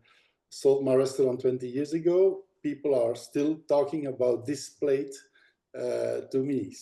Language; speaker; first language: English; non-native, fluent; Dutch